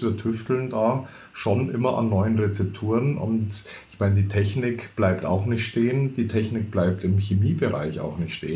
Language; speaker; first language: German; native; German